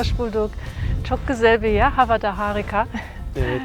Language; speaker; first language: Turkish; non-native, fluent; German